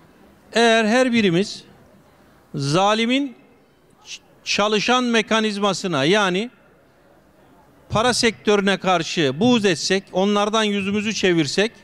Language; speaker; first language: Turkish; native; Turkish